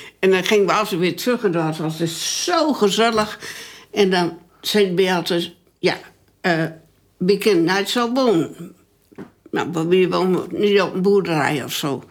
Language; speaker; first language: Dutch; native; Dutch